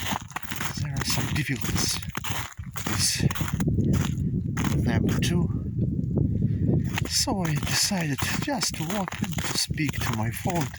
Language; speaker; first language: English; non-native, learner; Ukrainian